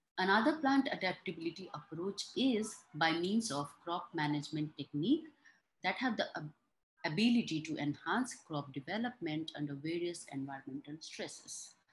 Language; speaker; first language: English; non-native, local second language; Hindi